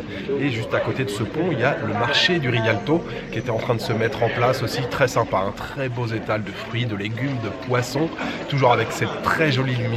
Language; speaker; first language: French; native; French